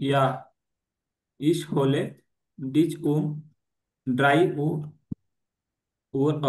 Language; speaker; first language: German; non-native, learner; Marathi